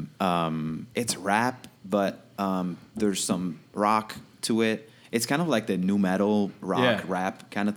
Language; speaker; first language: English; non-native, fluent; Italian